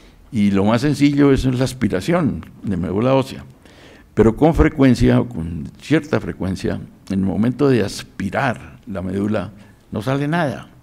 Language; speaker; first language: Spanish; native; Spanish